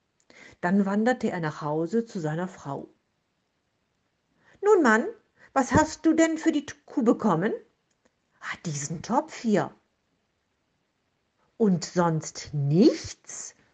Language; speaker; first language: German; native; German